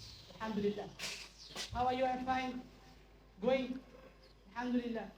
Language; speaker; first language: English; non-native, learner; Bangla